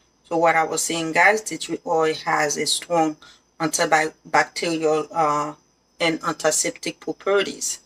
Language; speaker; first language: English; non-native, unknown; Haitian Creole